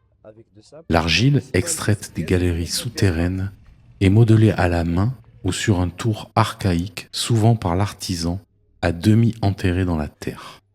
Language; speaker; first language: French; native; French